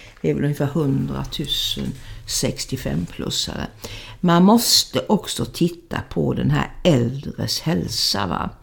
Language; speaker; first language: Swedish; native; Swedish